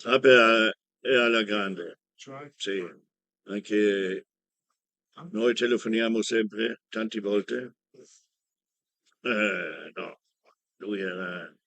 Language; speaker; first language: Italian; non-native, learner; German